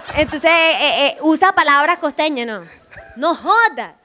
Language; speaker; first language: Spanish; native; Spanish